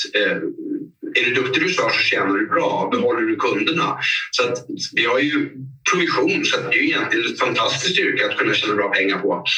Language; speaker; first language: Swedish; native; Swedish